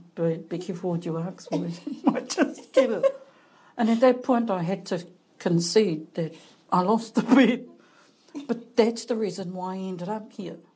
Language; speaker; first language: English; native; English